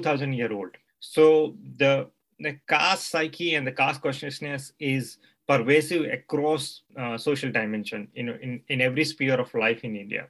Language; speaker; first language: English; non-native, local second language; Gujarati